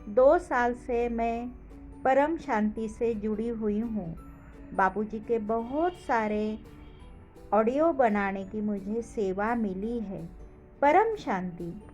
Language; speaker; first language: Hindi; non-native, local second language; Marathi